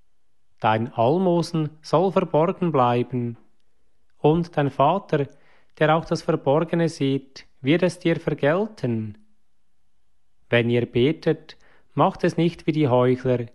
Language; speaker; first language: German; native; German